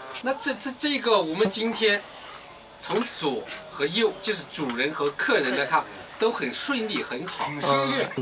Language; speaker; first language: Chinese; native; Chinese